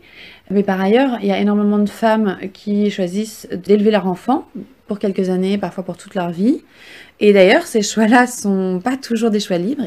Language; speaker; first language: French; native; French